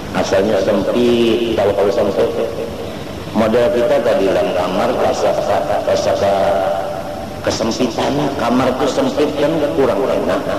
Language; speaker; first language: Malay; non-native, local second language; Banjar